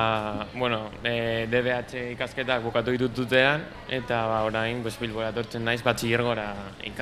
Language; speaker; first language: Basque; non-native, local second language; Spanish